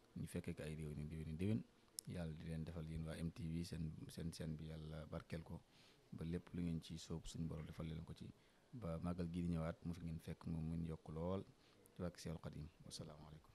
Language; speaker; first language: Wolof; native; Wolof